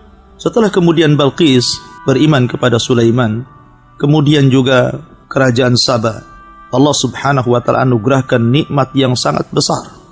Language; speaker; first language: Indonesian; native; Indonesian